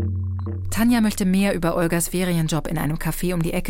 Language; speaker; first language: German; native; German